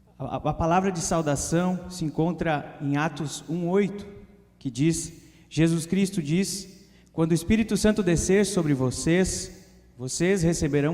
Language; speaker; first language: Portuguese; native; Portuguese